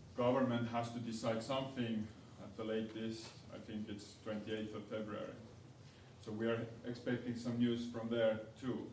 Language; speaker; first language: English; non-native, fluent; Estonian